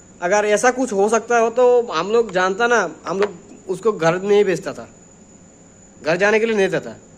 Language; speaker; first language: Hindi; non-native, learner; Bangla